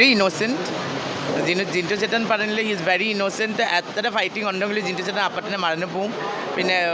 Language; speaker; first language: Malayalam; non-native, fluent; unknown